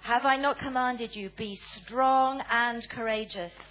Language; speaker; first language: English; native; English